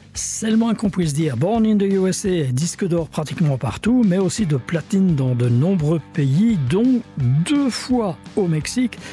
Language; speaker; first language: French; native; French